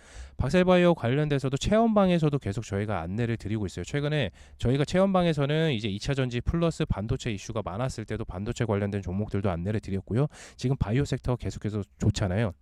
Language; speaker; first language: Korean; native; Korean